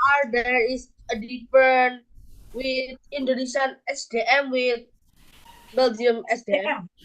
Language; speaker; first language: English; non-native, learner; Indonesian